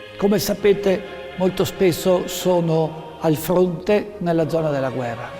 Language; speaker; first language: Italian; non-native, fluent; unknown